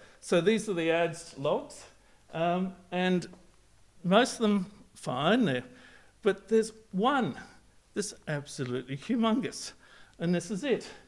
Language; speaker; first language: English; native; English